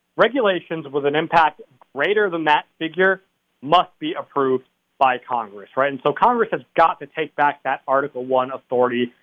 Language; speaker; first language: English; native; English